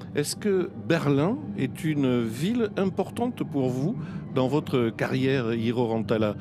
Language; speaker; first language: French; native; French